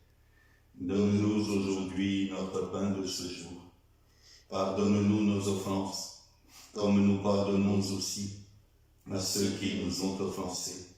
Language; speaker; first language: French; native; French